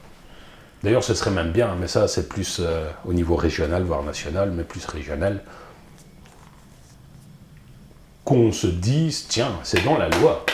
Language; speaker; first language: French; native; French